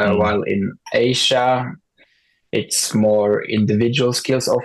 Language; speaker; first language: English; non-native, fluent; Norwegian